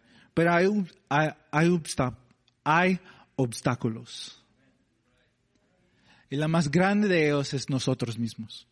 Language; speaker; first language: Spanish; non-native, learner; English